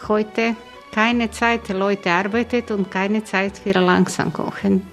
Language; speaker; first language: German; non-native, learner; Croatian